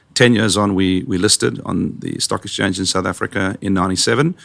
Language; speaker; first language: English; native; English